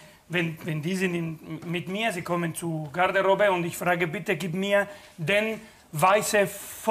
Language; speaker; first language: German; non-native, fluent; Spanish